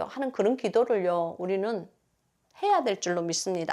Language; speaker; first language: Korean; native; Korean